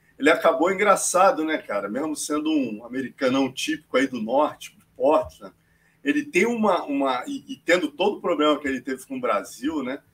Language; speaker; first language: Portuguese; native; Portuguese